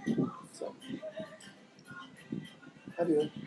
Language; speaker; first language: Spanish; non-native, learner; English